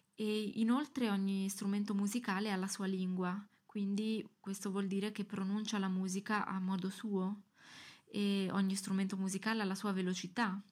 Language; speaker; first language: Italian; non-native, fluent; Greek